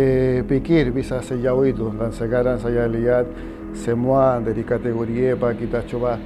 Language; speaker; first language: Indonesian; non-native, fluent; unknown